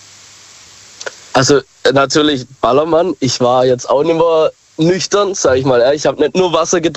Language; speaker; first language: German; native; German